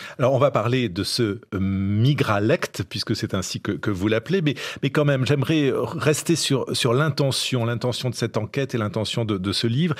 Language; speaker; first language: French; native; French